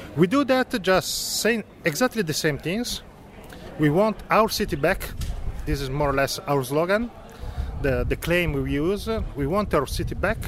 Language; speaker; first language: English; non-native, learner; Italian